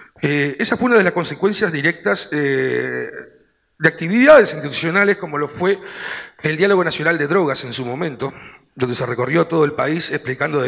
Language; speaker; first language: Spanish; native; Spanish